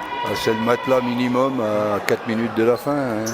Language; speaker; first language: French; native; French